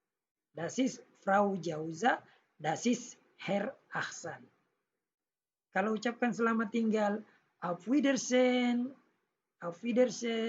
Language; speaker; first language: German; non-native, learner; Indonesian